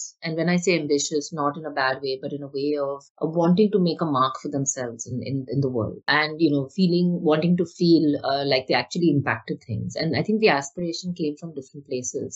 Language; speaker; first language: English; non-native, local second language; Hindi